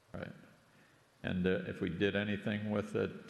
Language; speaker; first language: English; native; English